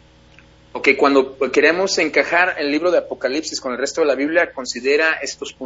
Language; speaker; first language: Spanish; native; Spanish